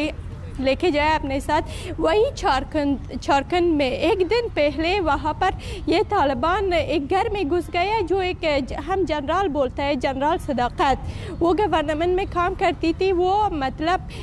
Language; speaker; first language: Hindi; non-native, learner; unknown